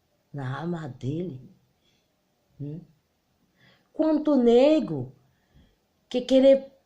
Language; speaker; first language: Portuguese; non-native, learner; Haitian Creole